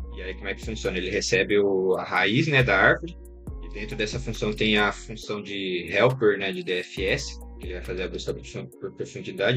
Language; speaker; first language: Portuguese; native; Portuguese